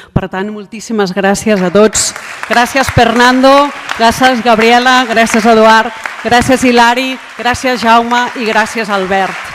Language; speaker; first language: Catalan; non-native, local second language; Spanish